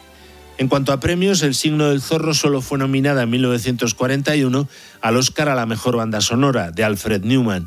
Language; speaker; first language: Spanish; native; Spanish